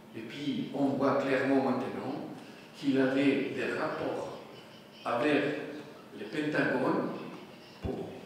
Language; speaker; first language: French; non-native, fluent; Spanish